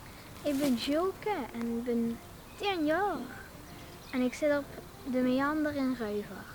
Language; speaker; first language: Dutch; native; Dutch